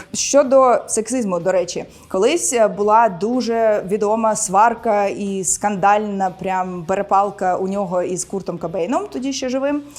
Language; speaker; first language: Ukrainian; non-native, local second language; Russian